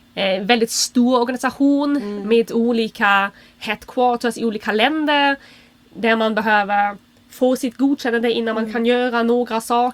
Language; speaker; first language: Swedish; non-native, fluent; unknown